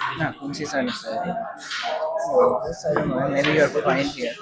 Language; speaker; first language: English; non-native, fluent; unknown